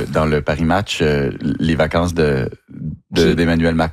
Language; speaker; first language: French; native; French